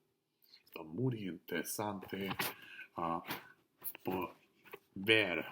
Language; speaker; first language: Spanish; non-native, learner; English